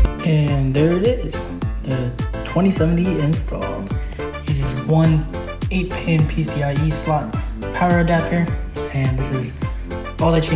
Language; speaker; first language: English; native; English